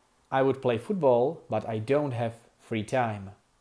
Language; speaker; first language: English; non-native, fluent; Czech